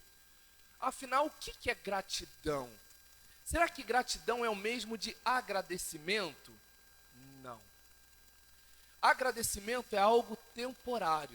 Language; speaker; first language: Portuguese; native; Portuguese